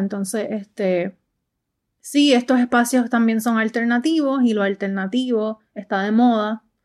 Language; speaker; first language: Spanish; early bilingual, heritage; Spanish